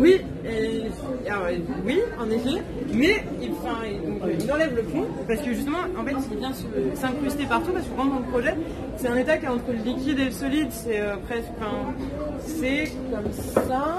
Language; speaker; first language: French; native; French